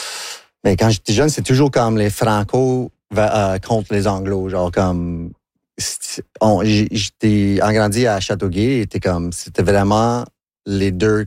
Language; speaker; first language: French; non-native, local second language; English